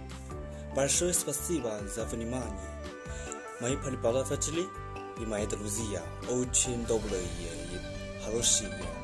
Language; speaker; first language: Russian; non-native, learner; Chinese